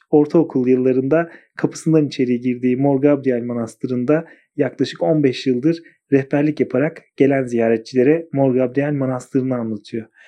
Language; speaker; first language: Turkish; native; Turkish